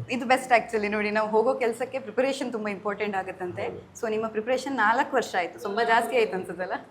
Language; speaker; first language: Kannada; native; Kannada